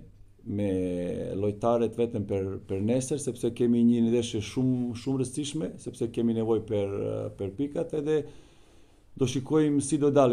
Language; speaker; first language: Albanian; non-native, learner; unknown